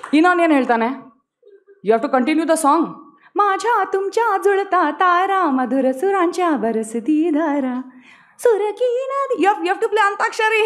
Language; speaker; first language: Kannada; non-native, local second language; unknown